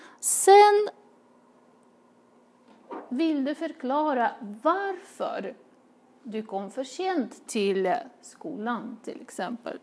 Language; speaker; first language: Swedish; non-native, fluent; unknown